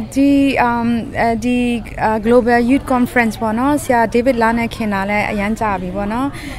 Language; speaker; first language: Burmese; non-native, local second language; Kachin